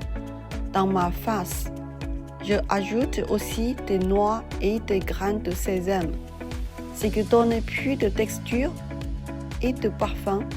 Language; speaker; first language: French; non-native, fluent; Chinese